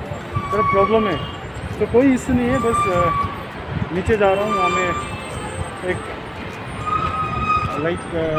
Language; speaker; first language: Hindi; non-native, fluent; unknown